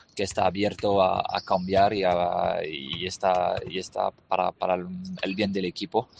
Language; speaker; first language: Spanish; non-native, fluent; French